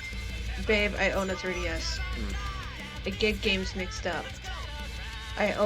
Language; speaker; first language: English; native; English